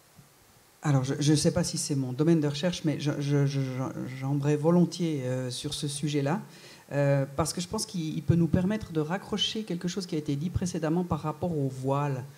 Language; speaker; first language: French; native; French